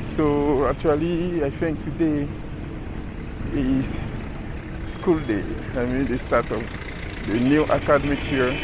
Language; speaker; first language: English; non-native, fluent; French